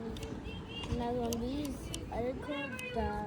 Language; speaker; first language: Kinyarwanda; early bilingual, heritage; Kinyarwanda